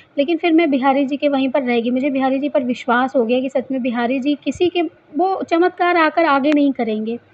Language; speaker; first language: Hindi; native; Hindi